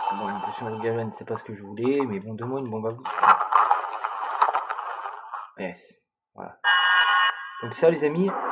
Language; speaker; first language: French; native; French